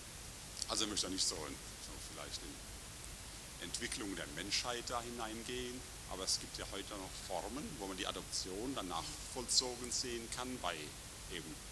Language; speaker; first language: German; native; German